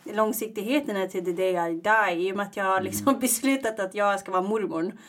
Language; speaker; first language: Swedish; early bilingual, other home language; Tigrinya